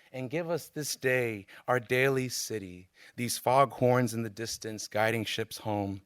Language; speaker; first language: English; native; English